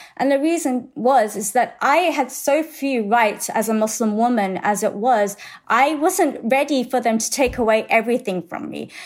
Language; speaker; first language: English; native; English